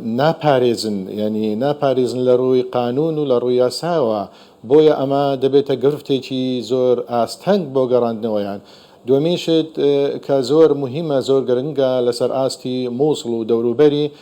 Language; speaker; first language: Central Kurdish; non-native, local second language; Assyrian Neo-Aramaic